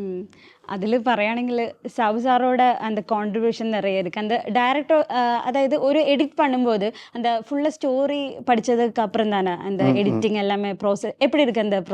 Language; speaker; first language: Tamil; non-native, local second language; Malayalam